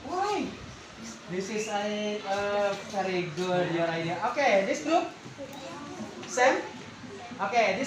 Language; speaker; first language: English; non-native, learner; Indonesian